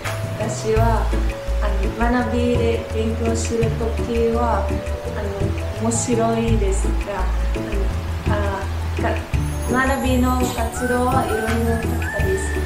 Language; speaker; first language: Japanese; non-native, learner; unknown